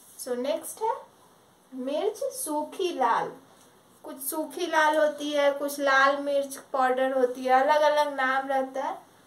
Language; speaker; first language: Hindi; non-native, local second language; Telugu